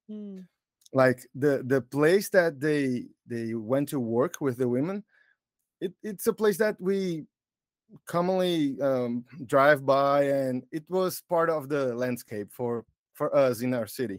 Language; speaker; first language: English; non-native, fluent; Portuguese